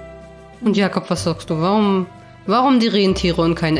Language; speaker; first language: German; native; German